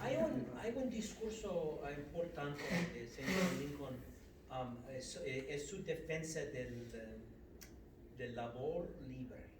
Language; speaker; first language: Spanish; non-native, fluent; English